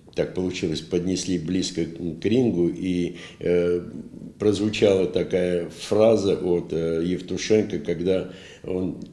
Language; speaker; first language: Russian; native; Russian